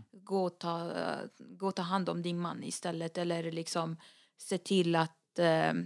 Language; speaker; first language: Swedish; early bilingual, other home language; Arabic